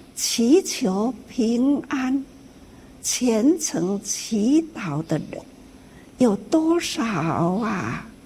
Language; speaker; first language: Chinese; non-native, local second language; Min Nan Chinese